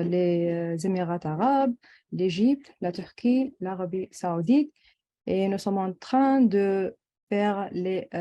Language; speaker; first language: French; non-native, local second language; Arabic